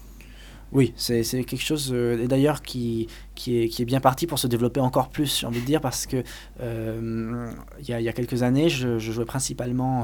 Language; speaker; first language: French; native; French